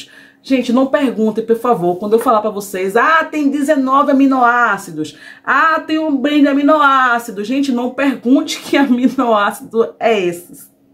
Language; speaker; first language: Portuguese; native; Portuguese